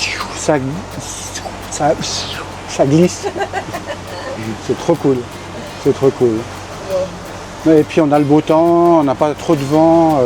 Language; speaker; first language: French; native; French